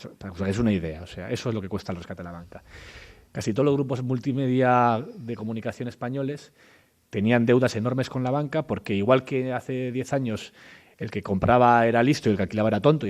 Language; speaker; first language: Spanish; native; Spanish